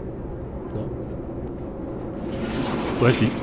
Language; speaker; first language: French; native; French